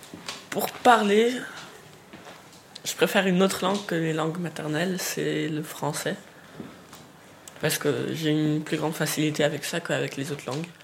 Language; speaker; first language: French; non-native, local second language; Dutch